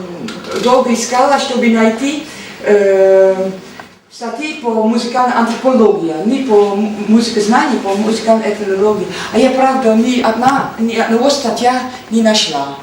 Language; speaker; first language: Russian; non-native, learner; Dutch